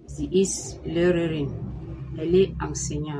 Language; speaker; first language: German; non-native, fluent; French